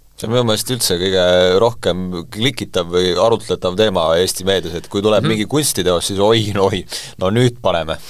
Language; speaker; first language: Estonian; native; Estonian